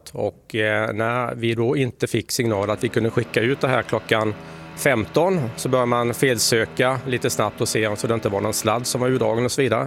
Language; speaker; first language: Swedish; native; Swedish